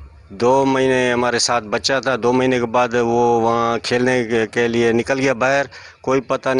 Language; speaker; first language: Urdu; non-native, local second language; Sindhi